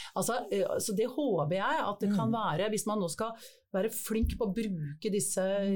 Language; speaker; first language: Norwegian; native; Norwegian